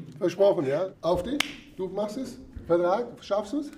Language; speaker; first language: German; native; German